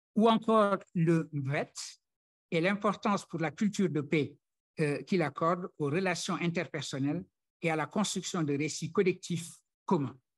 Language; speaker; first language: French; non-native, local second language; Wolof